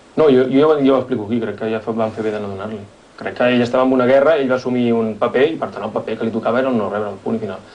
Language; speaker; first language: Catalan; native; Catalan